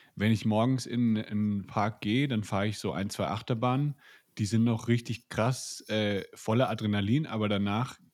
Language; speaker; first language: German; native; German